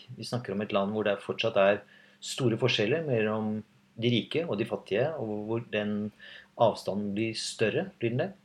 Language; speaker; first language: Norwegian; native; Norwegian